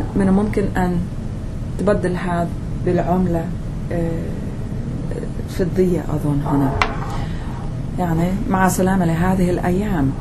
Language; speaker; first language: Arabic; non-native, fluent; English